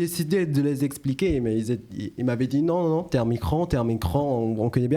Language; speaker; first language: French; non-native, learner; English